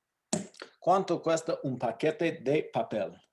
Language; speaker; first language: Spanish; non-native, fluent; English